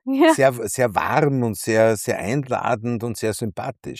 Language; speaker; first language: German; native; German